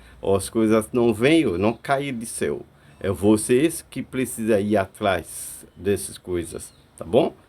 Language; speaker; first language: Portuguese; non-native, fluent; Haitian Creole